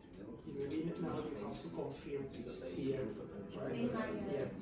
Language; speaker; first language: English; non-native, learner; Spanish